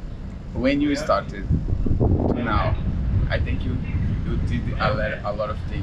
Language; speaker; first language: English; non-native, learner; Portuguese